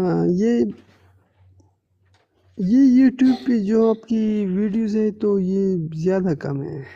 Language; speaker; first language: Hindi; non-native, local second language; Pashto